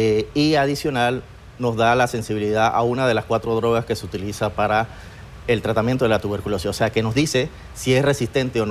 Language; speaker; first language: Spanish; native; Spanish